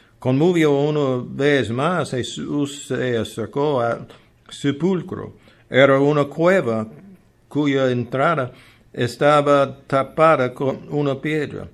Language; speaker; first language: Spanish; non-native, learner; English